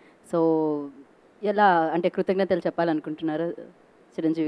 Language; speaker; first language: Telugu; native; Telugu